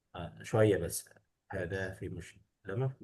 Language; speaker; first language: Arabic; non-native, fluent; Indonesian